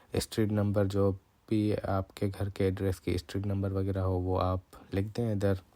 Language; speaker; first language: Urdu; non-native, local second language; Punjabi